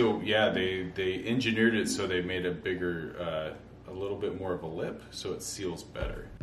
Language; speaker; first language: English; native; English